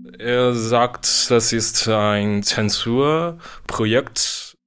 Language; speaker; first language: German; non-native, learner; Chinese